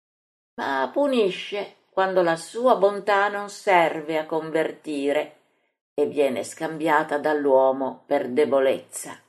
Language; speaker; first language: Italian; native; Italian